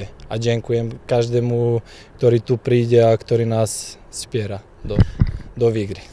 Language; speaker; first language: Polish; non-native, fluent; Slovak